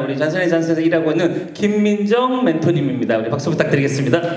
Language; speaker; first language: Korean; native; Korean